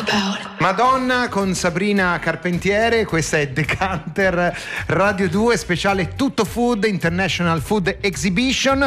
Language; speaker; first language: Italian; native; Italian